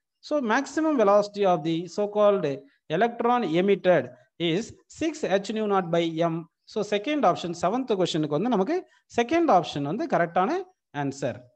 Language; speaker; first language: English; non-native, local second language; Tamil